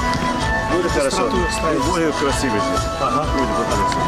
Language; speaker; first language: Russian; non-native, learner; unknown